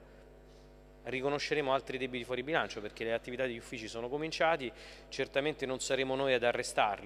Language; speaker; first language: Italian; native; Italian